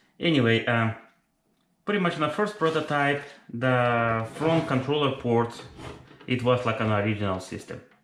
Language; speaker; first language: English; non-native, fluent; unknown